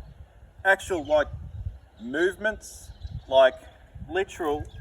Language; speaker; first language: English; native; English